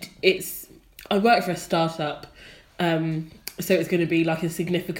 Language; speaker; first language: English; native; English